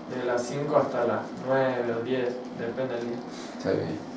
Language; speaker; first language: Spanish; native; Spanish